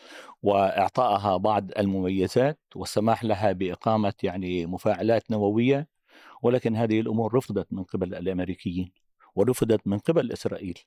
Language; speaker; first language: Arabic; native; Arabic